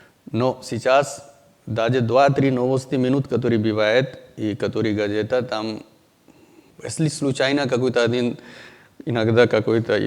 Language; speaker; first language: Russian; non-native, learner; Hindi